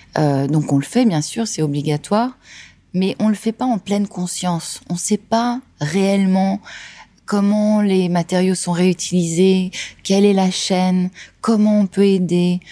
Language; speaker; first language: French; native; French